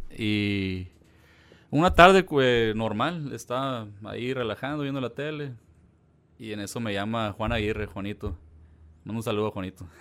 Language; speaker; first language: Spanish; early bilingual, heritage; Spanish